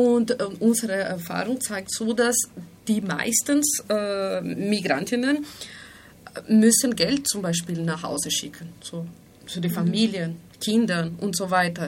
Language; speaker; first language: German; non-native, fluent; Spanish